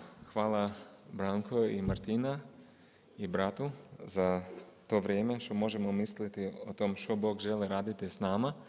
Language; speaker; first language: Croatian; non-native, learner; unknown